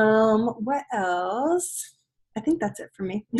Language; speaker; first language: English; native; English